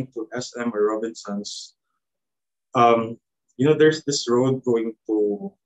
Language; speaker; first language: English; non-native, local second language; Cebuano